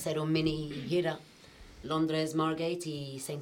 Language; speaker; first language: Spanish; non-native, fluent; English